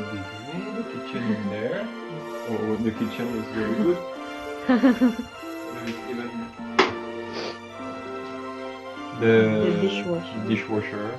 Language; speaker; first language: English; non-native, learner; French